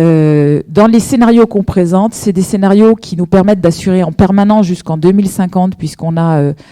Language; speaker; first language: French; native; French